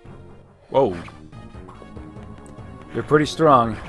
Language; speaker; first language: English; native; English